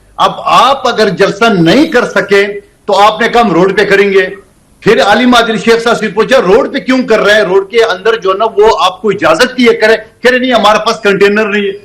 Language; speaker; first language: Urdu; non-native, local second language; Pashto